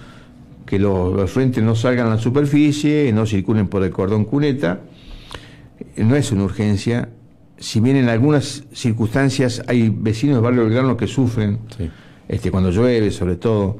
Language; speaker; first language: Spanish; native; Spanish